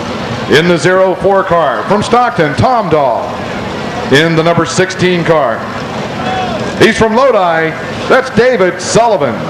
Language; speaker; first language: English; native; English